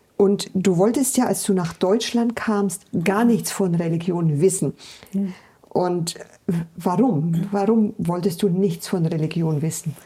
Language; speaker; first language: German; native; German